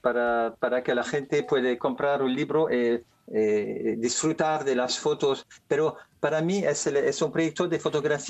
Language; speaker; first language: Spanish; non-native, learner; French